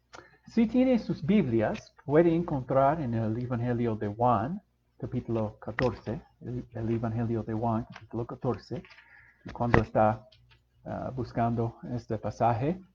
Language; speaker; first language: Spanish; non-native, fluent; English